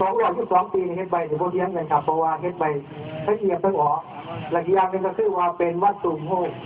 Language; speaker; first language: Thai; non-native, local second language; Lao